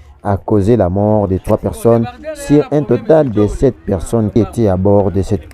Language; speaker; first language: French; non-native, local second language; Swahili